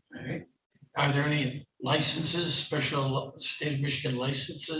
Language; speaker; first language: English; native; English